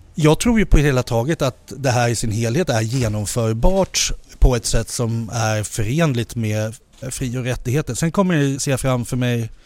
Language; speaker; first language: Swedish; native; Swedish